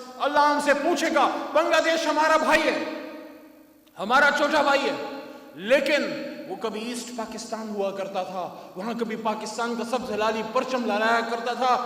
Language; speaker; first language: Urdu; non-native, local second language; Pashto